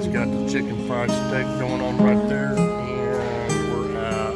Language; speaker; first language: English; native; English